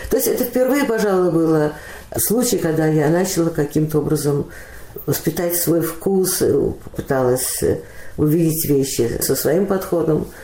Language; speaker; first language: Russian; native; Russian